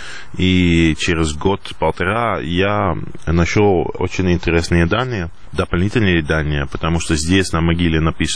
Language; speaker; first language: Russian; non-native, fluent; Dutch